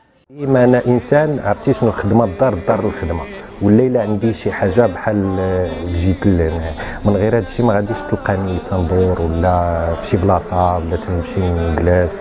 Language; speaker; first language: Arabic; native; Arabic